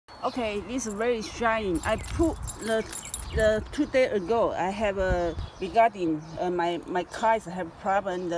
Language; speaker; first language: English; non-native, learner; Chinese